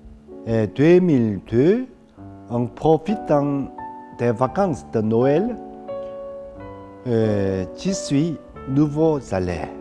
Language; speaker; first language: French; non-native, fluent; Korean